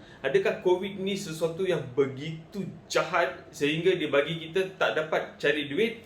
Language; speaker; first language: Malay; non-native, local second language; Tamil